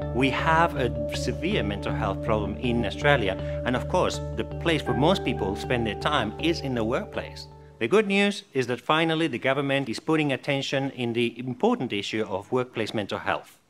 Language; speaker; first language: English; non-native, fluent; Spanish